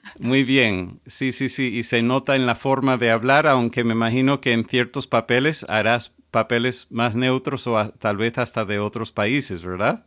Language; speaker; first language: Spanish; non-native, fluent; English